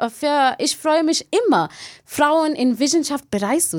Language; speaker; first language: German; non-native, learner; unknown